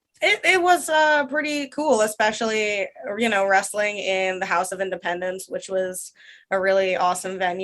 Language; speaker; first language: English; non-native, fluent; Russian